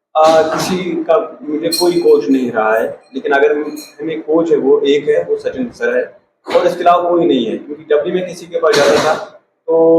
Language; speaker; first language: Hindi; non-native, local second language; Kashmiri